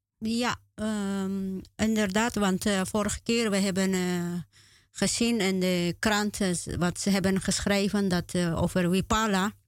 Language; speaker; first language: Dutch; non-native, learner; Spanish